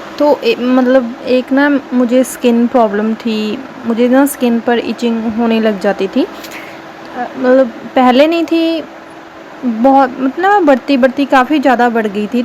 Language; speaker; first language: Hindi; non-native, local second language; Punjabi